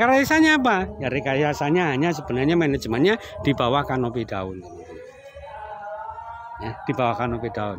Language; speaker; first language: Indonesian; native; Indonesian